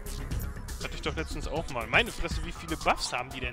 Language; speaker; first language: German; native; German